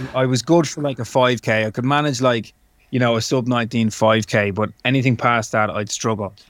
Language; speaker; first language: English; native; English